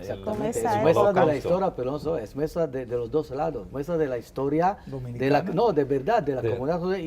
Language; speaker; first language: Spanish; non-native, fluent; Hebrew